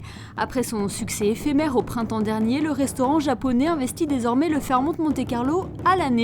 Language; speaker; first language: French; native; French